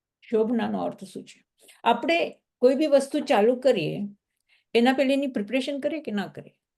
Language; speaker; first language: Gujarati; early bilingual, heritage; Gujarati